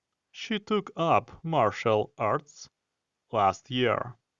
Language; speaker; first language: English; non-native, fluent; Ukrainian